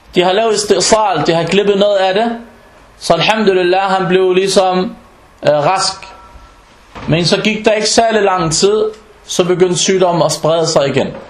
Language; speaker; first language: Danish; non-native, fluent; Arabic